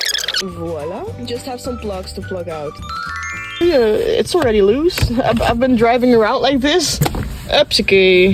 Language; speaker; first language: English; non-native, fluent; Dutch